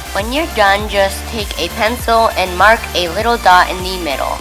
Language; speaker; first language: English; native; English